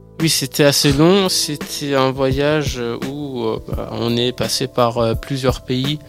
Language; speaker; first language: French; early bilingual, other home language; Persian